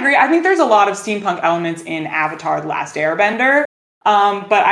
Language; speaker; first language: English; native; English